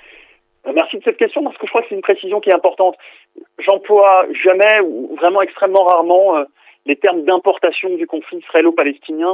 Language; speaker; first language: French; native; French